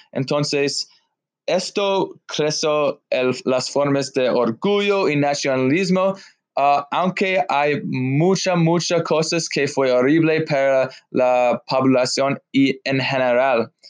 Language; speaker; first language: Spanish; non-native, learner; English